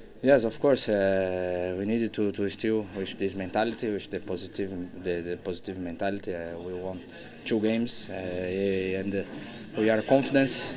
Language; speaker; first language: English; non-native, learner; Portuguese